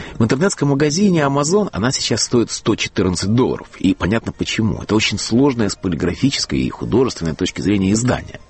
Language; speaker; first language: Russian; native; Russian